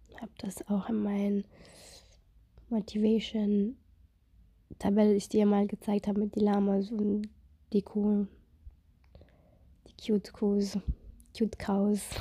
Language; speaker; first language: German; non-native, fluent; Russian